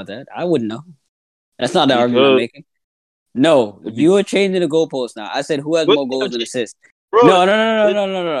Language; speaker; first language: English; non-native, local second language; Akan